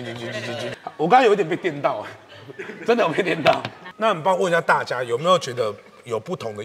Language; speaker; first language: Chinese; native; Chinese